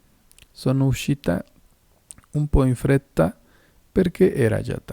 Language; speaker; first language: Italian; non-native, fluent; Spanish